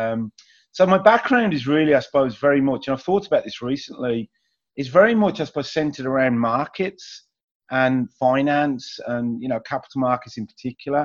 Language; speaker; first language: English; native; English